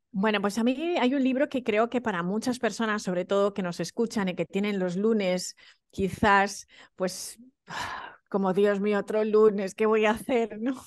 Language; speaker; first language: Spanish; early bilingual, other home language; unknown